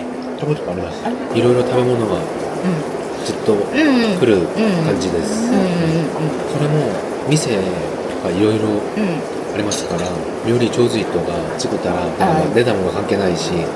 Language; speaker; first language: Japanese; non-native, learner; Korean